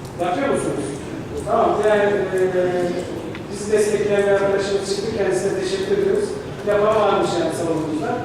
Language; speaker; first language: Turkish; native; Turkish